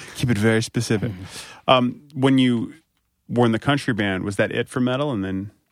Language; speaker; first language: English; native; English